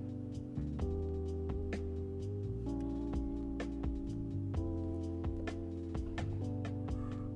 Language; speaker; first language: English; native; English